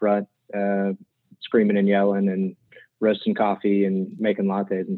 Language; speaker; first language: English; native; English